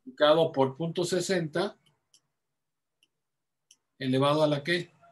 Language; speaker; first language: Spanish; native; Spanish